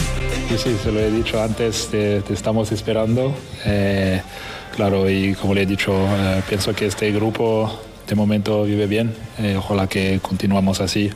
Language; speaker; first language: Spanish; non-native, fluent; French